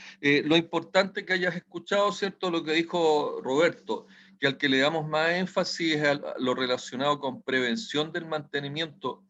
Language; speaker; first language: Spanish; native; Spanish